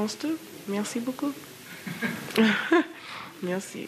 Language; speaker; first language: French; non-native, learner; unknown